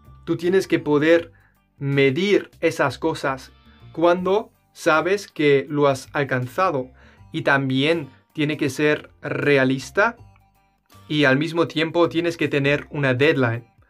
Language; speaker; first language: Spanish; non-native, fluent; German